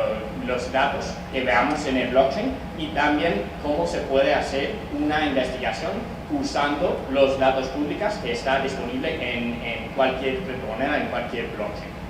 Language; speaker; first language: Spanish; non-native, fluent; English